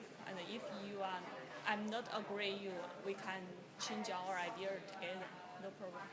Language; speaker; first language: English; non-native, learner; Chinese